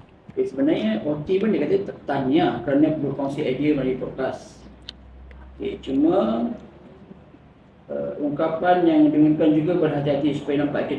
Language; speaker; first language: Malay; native; Malay